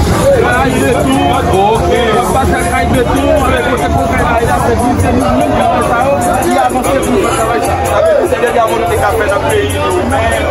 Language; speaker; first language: French; non-native, local second language; Haitian Creole